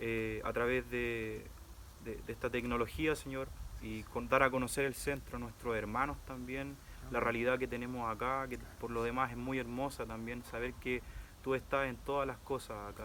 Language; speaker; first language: Spanish; native; Spanish